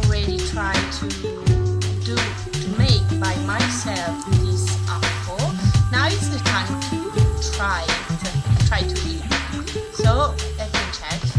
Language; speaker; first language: English; non-native, fluent; Italian